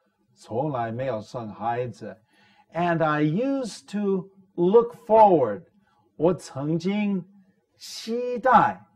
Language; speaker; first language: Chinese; non-native, fluent; English